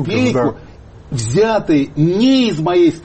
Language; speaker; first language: Russian; native; Russian